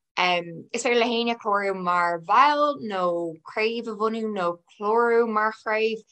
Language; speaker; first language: Irish; non-native, local second language; English